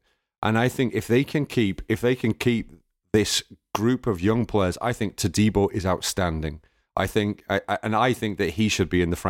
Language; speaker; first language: English; native; English